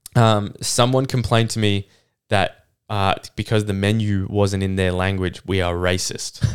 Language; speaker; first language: English; native; English